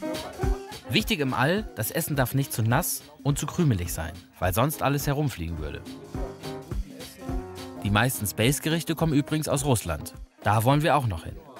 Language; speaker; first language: German; native; German